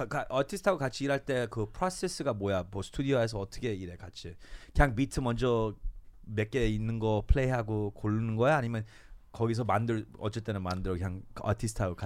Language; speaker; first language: Korean; early bilingual, heritage; Korean